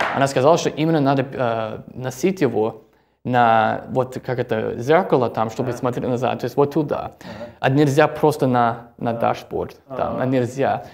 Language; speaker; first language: Russian; non-native, fluent; English